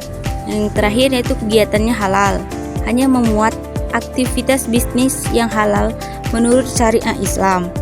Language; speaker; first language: Indonesian; native; Indonesian